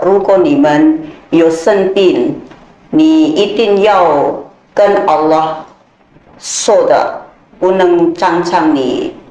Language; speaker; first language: Chinese; non-native, learner; Indonesian